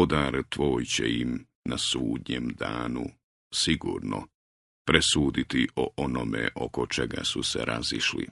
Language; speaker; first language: Croatian; native; Croatian